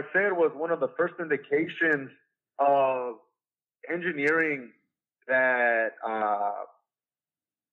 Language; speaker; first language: English; native; English